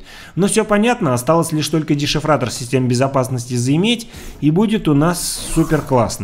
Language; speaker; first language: Russian; native; Russian